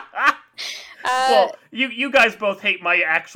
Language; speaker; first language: English; native; English